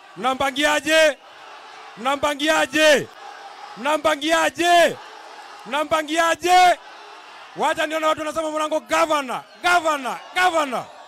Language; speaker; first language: Swahili; non-native, local second language; Kikuyu